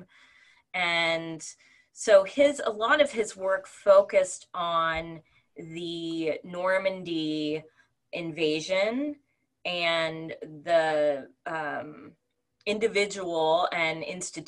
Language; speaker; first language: English; native; English